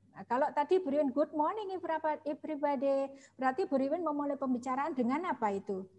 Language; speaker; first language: Indonesian; non-native, local second language; Javanese